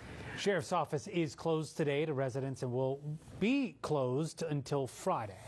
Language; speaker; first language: English; native; English